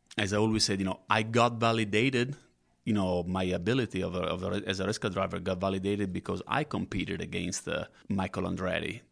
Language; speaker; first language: English; non-native, fluent; Italian